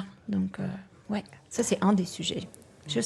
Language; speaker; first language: French; non-native, fluent; English